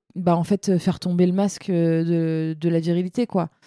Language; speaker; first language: French; native; French